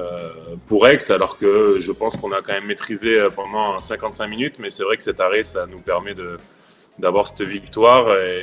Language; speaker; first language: French; native; French